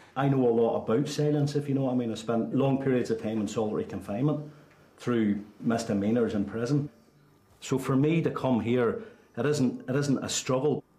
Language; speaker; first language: English; native; English